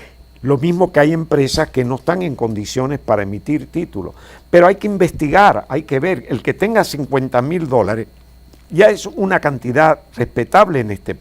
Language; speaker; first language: Spanish; native; Spanish